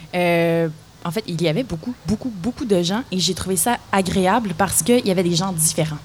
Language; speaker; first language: French; native; French